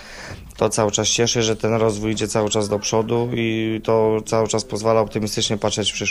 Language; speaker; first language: Polish; native; Polish